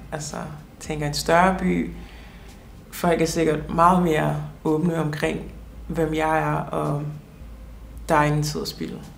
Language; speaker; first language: Danish; early bilingual, other home language; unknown